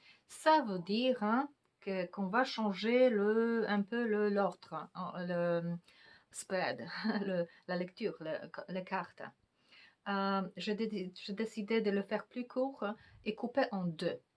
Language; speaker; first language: French; non-native, fluent; Polish